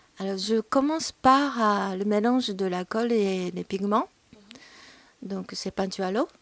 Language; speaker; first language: French; non-native, fluent; Japanese